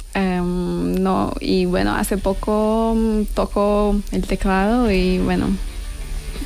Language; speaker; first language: Spanish; native; Spanish